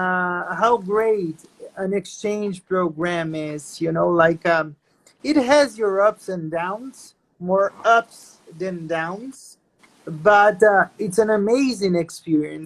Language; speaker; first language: English; non-native, fluent; Portuguese